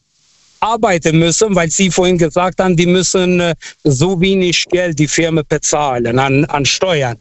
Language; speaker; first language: German; non-native, fluent; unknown